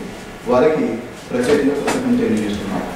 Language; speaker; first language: Telugu; native; Telugu